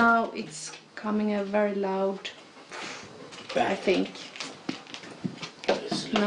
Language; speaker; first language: English; non-native, learner; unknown